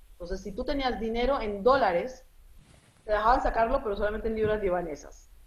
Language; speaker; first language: Spanish; early bilingual, other home language; Arabic